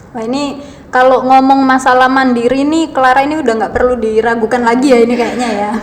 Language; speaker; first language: Indonesian; native; Indonesian